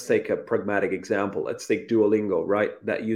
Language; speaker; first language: English; non-native, fluent; Italian